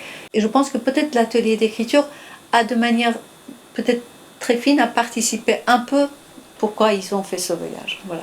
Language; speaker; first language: French; non-native, fluent; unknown